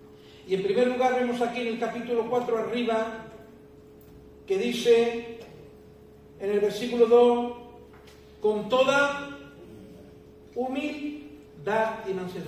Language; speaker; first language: Spanish; native; Spanish